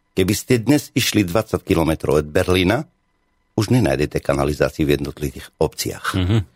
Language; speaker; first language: Slovak; non-native, fluent; Arabic